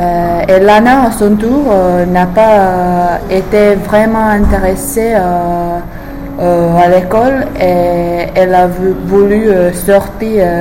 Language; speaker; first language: French; non-native, learner; English